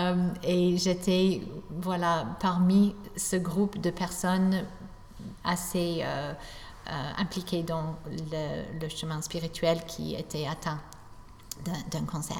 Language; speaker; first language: French; non-native, fluent; English